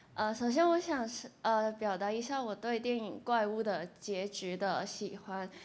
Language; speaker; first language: Chinese; non-native, local second language; Cantonese